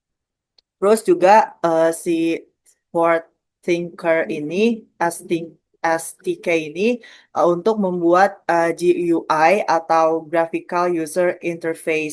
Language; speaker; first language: Indonesian; native; Indonesian